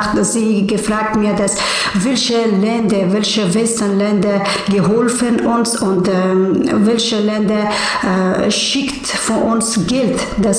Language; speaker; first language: German; non-native, learner; Persian